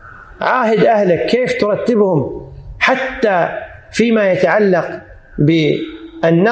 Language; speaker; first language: Arabic; native; Arabic